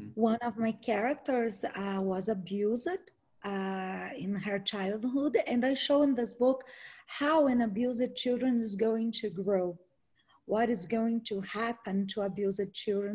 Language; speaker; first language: English; non-native, fluent; Portuguese